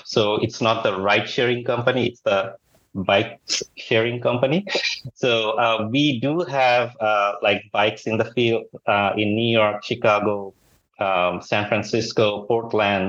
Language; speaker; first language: English; non-native, local second language; Bangla